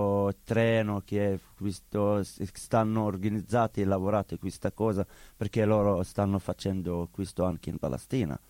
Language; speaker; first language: Italian; non-native, learner; Arabic